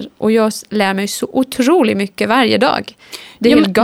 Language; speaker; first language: Swedish; non-native, fluent; German